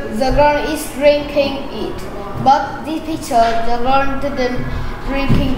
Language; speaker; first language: English; non-native, learner; Vietnamese